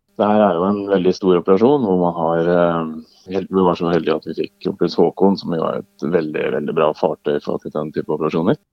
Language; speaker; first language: Norwegian; native; Norwegian